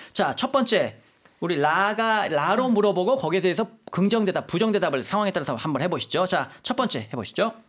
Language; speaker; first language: Korean; native; Korean